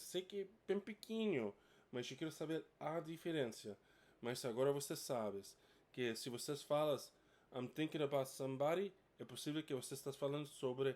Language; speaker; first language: Portuguese; non-native, fluent; English